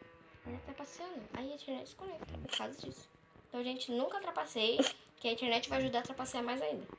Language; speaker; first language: Portuguese; native; Portuguese